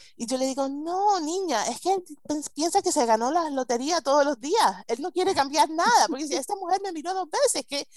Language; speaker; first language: Spanish; early bilingual, heritage; Spanish